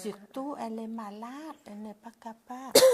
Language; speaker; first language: French; non-native, learner; Vietnamese